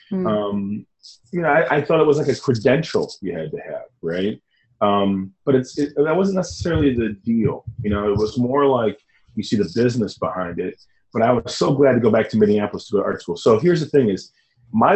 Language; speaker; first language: English; native; English